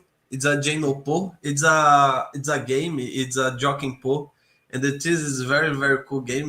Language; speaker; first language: English; non-native, learner; Portuguese